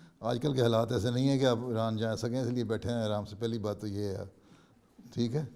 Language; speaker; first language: Urdu; native; Urdu